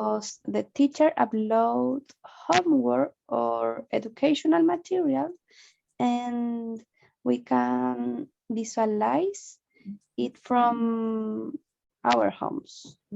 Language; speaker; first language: English; non-native, learner; Spanish